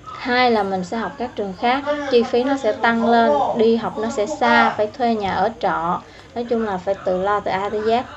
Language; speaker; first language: Vietnamese; non-native, local second language; Eastern Cham